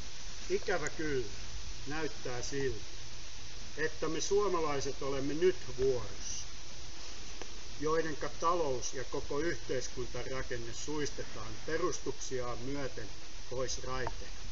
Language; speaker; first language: Finnish; native; Finnish